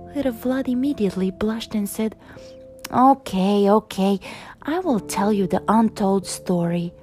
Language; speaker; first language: English; non-native, fluent; Romanian